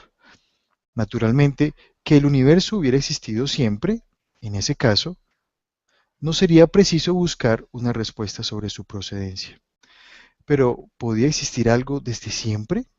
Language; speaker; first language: Spanish; native; Spanish